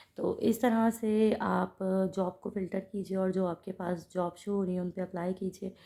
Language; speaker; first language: Urdu; native; Urdu